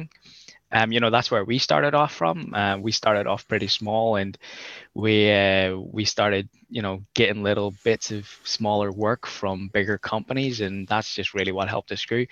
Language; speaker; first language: English; native; English